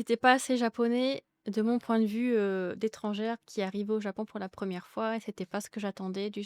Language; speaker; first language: French; native; French